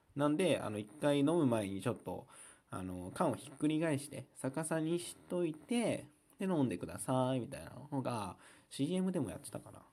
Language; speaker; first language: Japanese; native; Japanese